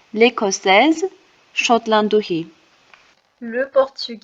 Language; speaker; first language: French; non-native, fluent; Armenian